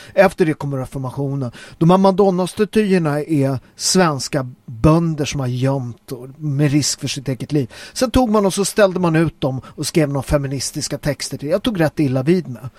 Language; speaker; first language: Swedish; native; Swedish